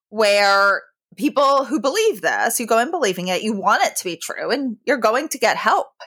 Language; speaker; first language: English; native; English